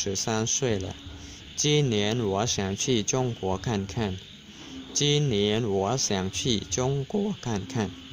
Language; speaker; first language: Chinese; non-native, fluent; Khmer